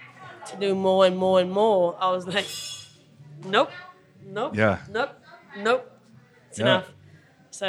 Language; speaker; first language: English; non-native, fluent; Khmer